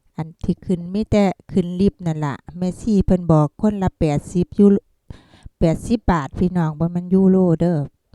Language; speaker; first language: Thai; native; Thai